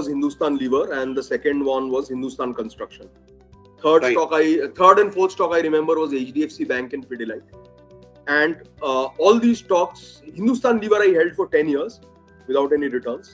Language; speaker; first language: English; non-native, local second language; Bangla